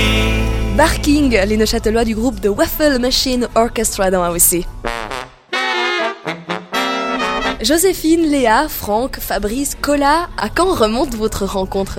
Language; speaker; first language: French; native; French